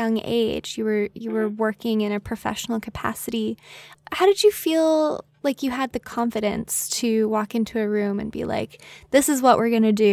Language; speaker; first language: English; native; English